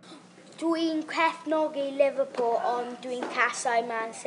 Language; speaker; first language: Welsh; non-native, learner; English